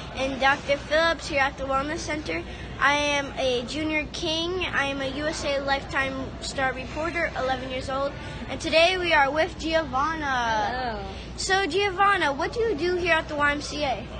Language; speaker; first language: English; native; English